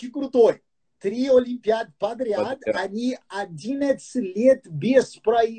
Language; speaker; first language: Russian; non-native, fluent; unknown